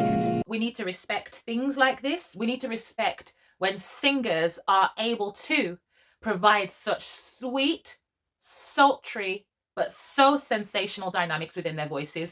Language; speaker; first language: English; native; English